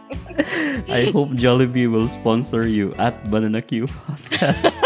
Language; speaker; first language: English; non-native, local second language; Cebuano